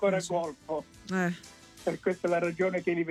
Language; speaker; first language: Italian; early bilingual, heritage; Italian